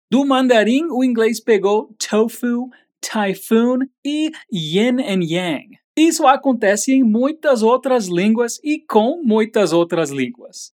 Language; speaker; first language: Portuguese; native; Portuguese